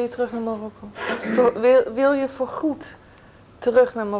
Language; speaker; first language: Dutch; native; Dutch